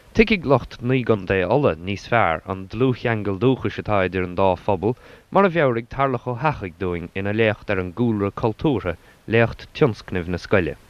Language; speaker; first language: Irish; native; Irish